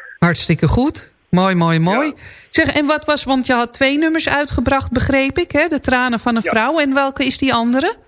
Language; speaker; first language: Dutch; native; Dutch